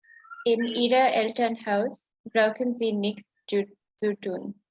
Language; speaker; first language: German; non-native, learner; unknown